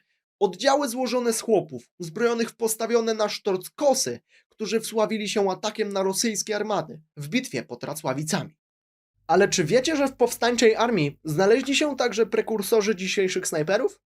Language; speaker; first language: Polish; native; Polish